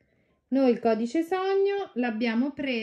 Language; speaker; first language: Italian; native; Italian